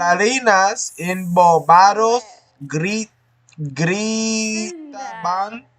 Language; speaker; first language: Spanish; non-native, learner; English